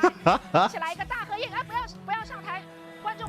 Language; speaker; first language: Chinese; native; Chinese